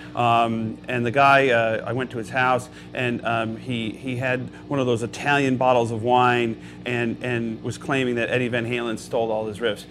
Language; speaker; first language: English; native; English